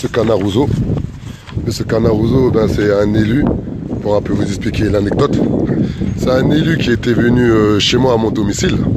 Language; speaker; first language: French; early bilingual, other home language; Soninke